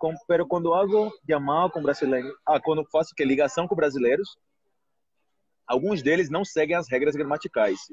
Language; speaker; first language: Portuguese; native; Portuguese